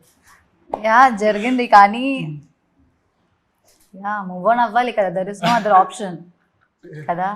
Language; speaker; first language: Telugu; non-native, learner; Malayalam